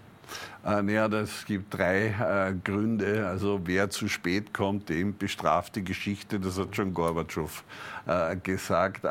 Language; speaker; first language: German; native; German